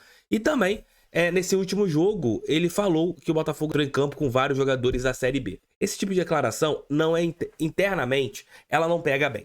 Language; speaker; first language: Portuguese; native; Portuguese